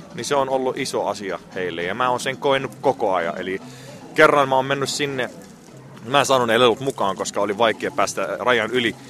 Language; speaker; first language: Finnish; non-native, fluent; Arabic